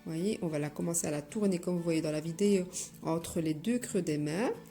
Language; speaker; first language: French; non-native, local second language; Arabic